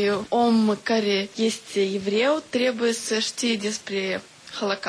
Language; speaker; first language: Romanian; non-native, local second language; Russian